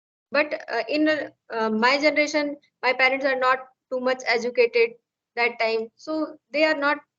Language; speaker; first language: English; non-native, learner; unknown